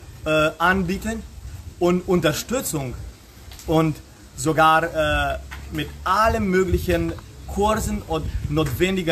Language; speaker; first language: German; non-native, fluent; Romanian